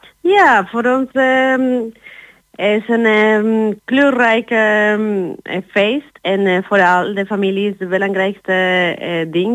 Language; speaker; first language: Dutch; non-native, learner; Spanish